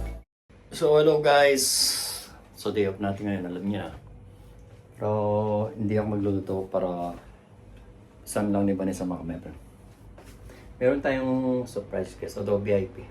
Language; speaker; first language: Filipino; native; Filipino